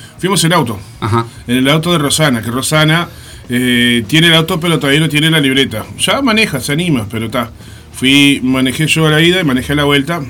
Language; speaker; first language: Spanish; native; Spanish